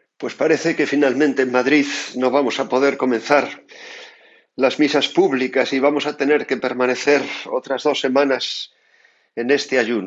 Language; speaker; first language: Spanish; native; Spanish